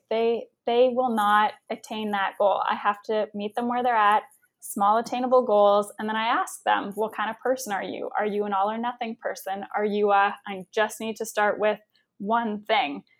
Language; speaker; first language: English; native; English